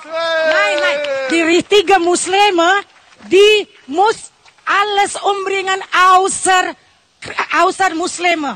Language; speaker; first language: German; non-native, learner; Indonesian